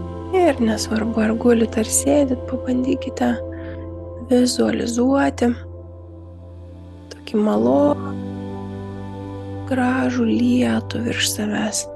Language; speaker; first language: Lithuanian; native; Lithuanian